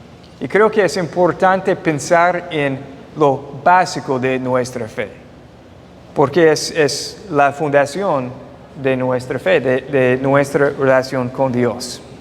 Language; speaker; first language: Spanish; non-native, fluent; English